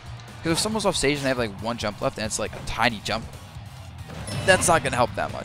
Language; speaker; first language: English; native; English